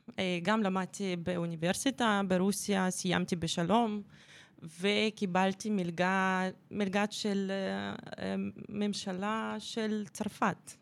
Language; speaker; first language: Hebrew; non-native, fluent; Russian